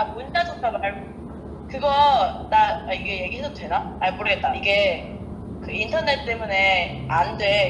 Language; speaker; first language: Korean; non-native, fluent; Chinese